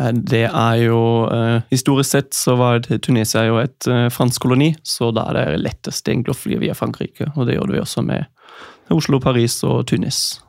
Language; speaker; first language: Norwegian; non-native, fluent; German